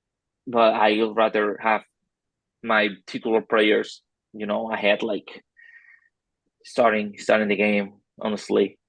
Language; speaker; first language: English; non-native, fluent; Spanish